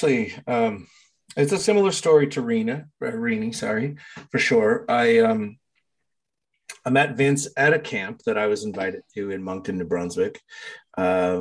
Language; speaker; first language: English; native; English